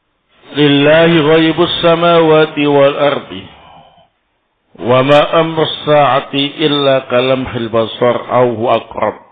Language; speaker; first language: Arabic; non-native, fluent; Indonesian